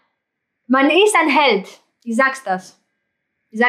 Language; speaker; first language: German; non-native, fluent; Greek